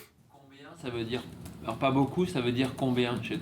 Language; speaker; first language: French; native; French